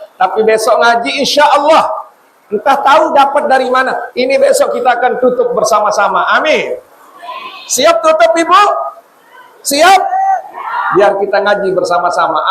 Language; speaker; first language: Indonesian; non-native, local second language; Sasak